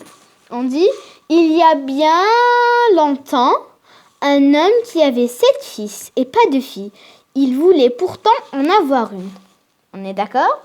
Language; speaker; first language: French; non-native, local second language; Arabic